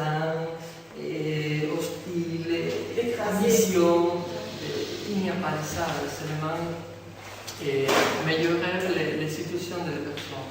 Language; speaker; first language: French; non-native, learner; Spanish